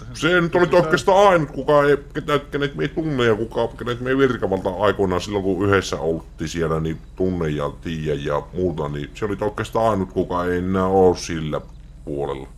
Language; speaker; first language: Finnish; native; Finnish